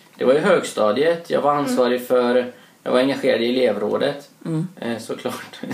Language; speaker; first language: Swedish; early bilingual, other home language; Persian